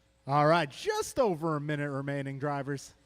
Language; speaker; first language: English; native; English